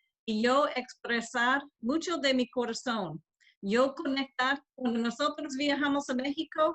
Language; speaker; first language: Spanish; non-native, learner; English